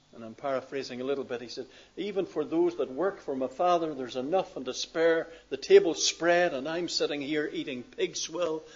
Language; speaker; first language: English; native; English